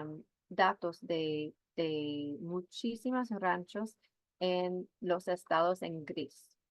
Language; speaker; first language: Spanish; non-native, fluent; English